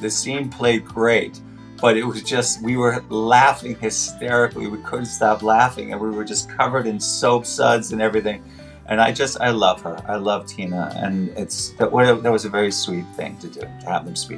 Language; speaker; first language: English; native; English